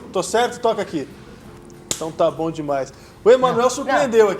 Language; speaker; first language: Portuguese; native; Portuguese